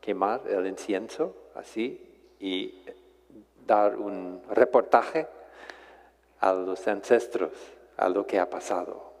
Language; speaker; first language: Spanish; non-native, fluent; English